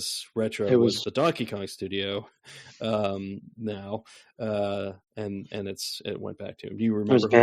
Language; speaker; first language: English; native; English